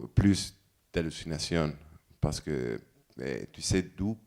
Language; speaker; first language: French; non-native, fluent; Spanish